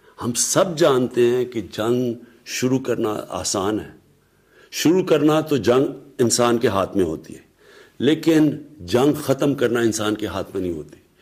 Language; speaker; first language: Urdu; native; Urdu